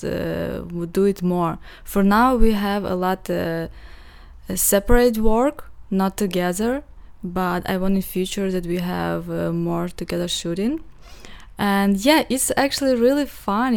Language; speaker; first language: English; non-native, learner; Ukrainian